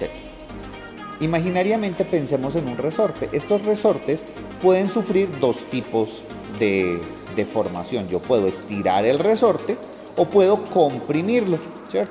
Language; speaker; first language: Spanish; native; Spanish